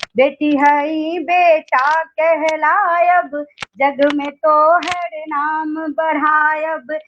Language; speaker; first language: Hindi; non-native, local second language; Maithili